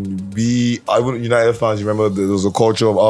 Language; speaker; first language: English; native; English